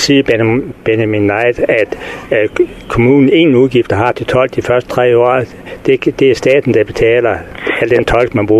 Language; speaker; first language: Danish; native; Danish